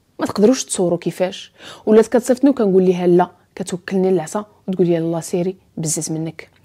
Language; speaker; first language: Arabic; native; Arabic